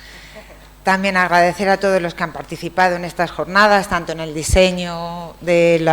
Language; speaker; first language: Spanish; native; Spanish